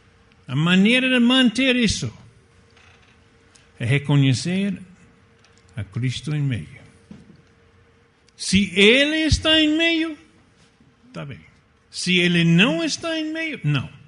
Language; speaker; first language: Portuguese; non-native, fluent; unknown